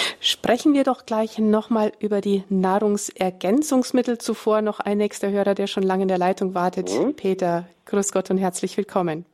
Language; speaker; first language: German; native; German